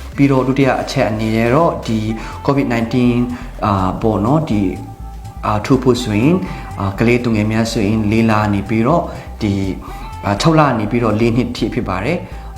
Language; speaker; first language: Burmese; non-native, local second language; Hakha Chin